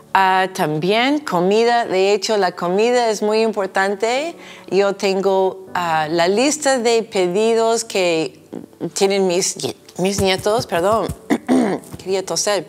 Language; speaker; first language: Spanish; non-native, fluent; English